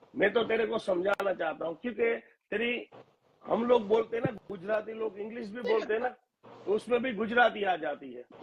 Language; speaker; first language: Hindi; non-native, local second language; Gujarati